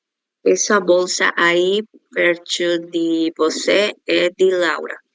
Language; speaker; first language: Portuguese; non-native, learner; Spanish